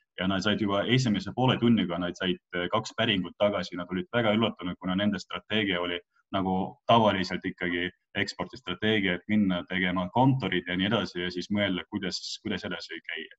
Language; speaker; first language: Estonian; non-native, local second language; Russian